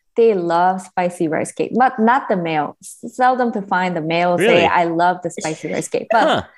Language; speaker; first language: English; non-native, learner; Korean